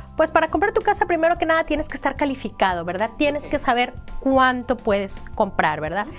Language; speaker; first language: Spanish; native; Spanish